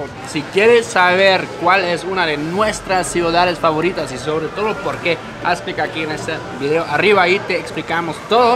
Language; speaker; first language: Spanish; non-native, fluent; German